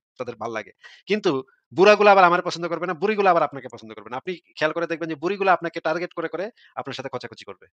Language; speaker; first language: Bangla; native; Bangla